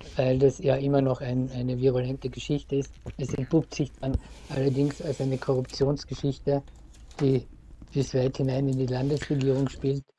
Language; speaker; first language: German; native; German